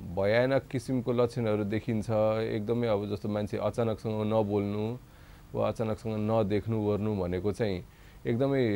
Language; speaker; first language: Nepali; non-native, local second language; Maithili